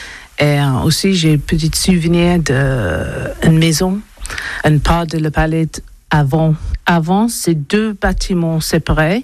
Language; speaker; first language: French; non-native, learner; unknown